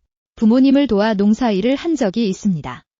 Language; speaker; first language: Korean; non-native, learner; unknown